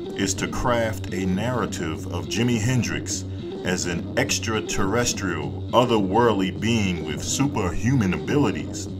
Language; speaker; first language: English; native; English